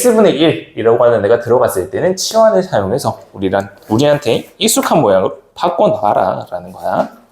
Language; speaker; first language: Korean; native; Korean